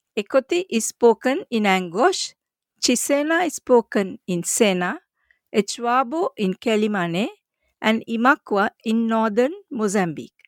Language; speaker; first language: English; non-native, local second language; Sinhala